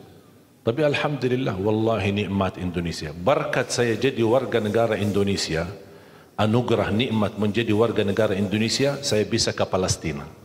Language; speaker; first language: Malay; non-native, fluent; Arabic